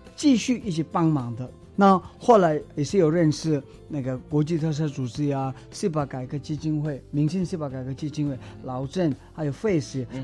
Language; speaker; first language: Chinese; non-native, learner; Tibetan